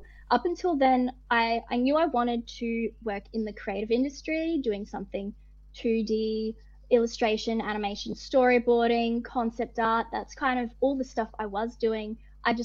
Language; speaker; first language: English; native; English